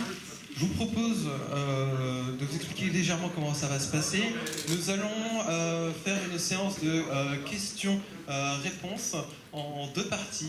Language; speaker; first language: French; native; French